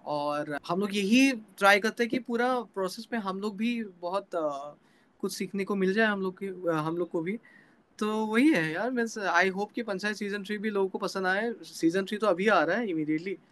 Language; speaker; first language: Hindi; non-native, local second language; Assamese